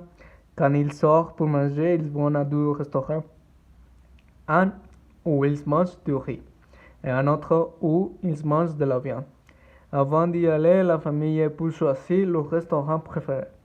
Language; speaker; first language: French; non-native, learner; Spanish